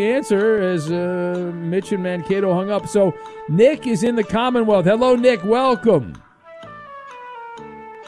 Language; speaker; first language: English; native; English